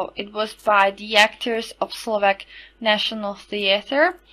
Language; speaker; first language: English; non-native, fluent; Slovak